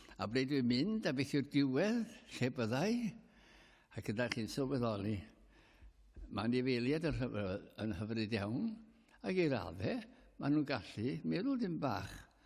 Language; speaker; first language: Welsh; native; Welsh